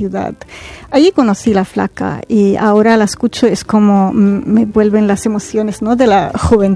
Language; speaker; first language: Spanish; non-native, fluent; Arabic